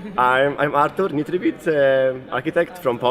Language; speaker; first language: English; non-native, fluent; Polish